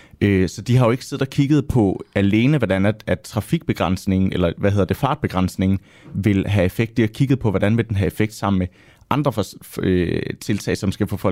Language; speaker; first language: Danish; native; Danish